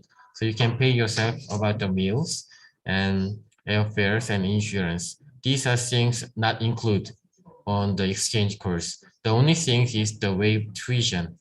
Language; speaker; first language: English; non-native, learner; Korean